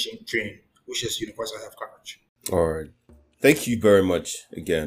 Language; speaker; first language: English; non-native, local second language; Yoruba